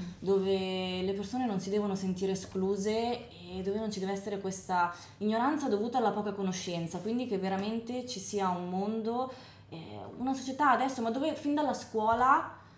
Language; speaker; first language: Italian; native; Italian